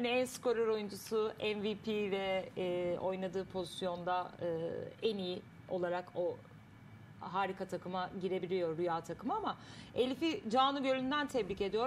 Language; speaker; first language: Turkish; native; Turkish